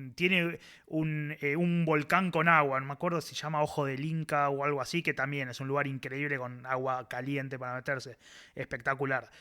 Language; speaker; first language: Spanish; native; Spanish